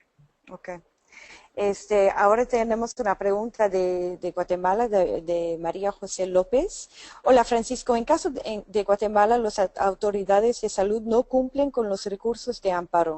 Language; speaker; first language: Spanish; non-native, fluent; English